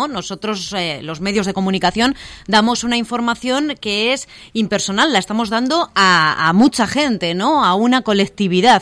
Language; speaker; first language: Spanish; native; Spanish